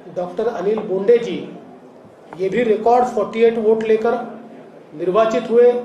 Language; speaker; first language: Hindi; non-native, local second language; Marathi